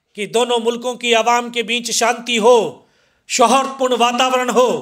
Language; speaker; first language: Hindi; native; Hindi